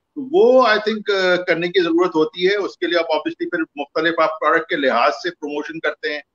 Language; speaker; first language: Urdu; native; Urdu